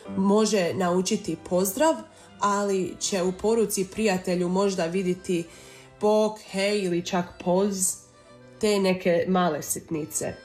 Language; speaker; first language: Serbian; early bilingual, heritage; Croatian